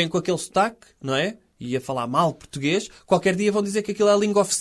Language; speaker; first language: Portuguese; native; Portuguese